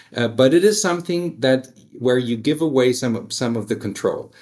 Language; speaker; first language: English; early bilingual, other home language; German